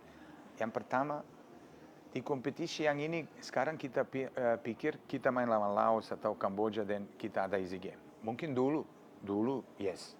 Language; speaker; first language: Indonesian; non-native, fluent; Serbian